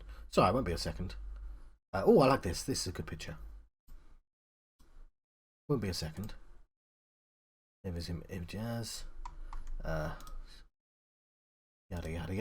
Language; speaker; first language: English; native; English